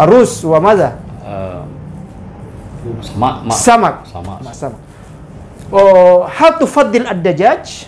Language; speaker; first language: Arabic; non-native, fluent; Indonesian